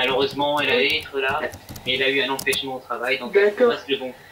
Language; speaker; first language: French; native; French